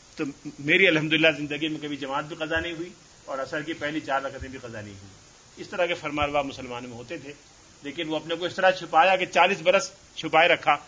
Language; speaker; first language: Urdu; native; Urdu